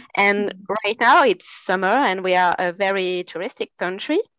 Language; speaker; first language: English; non-native, fluent; French